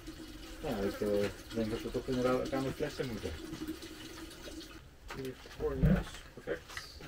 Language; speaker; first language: Dutch; native; Dutch